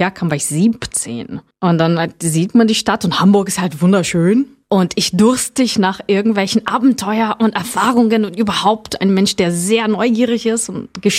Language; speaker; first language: German; non-native, fluent; Portuguese